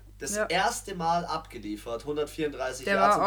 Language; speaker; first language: German; native; German